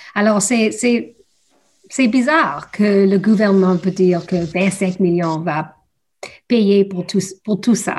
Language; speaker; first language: French; non-native, learner; English